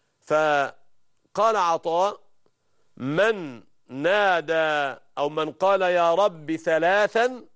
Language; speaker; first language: Arabic; native; Arabic